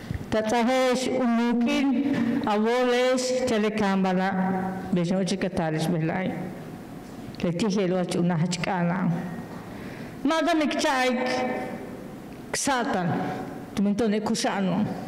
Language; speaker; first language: Spanish; non-native, local second language; Yucateco